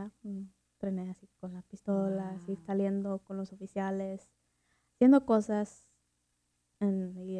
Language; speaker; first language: Spanish; early bilingual, heritage; Spanish